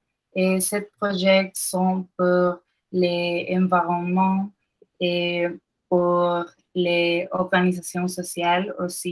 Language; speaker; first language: French; non-native, learner; Spanish